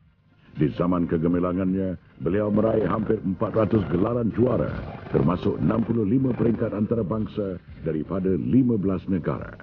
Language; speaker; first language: Malay; native; Malay